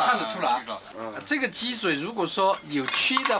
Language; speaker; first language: Chinese; native; Chinese